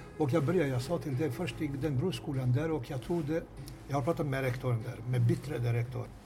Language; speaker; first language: Swedish; non-native, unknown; Albanian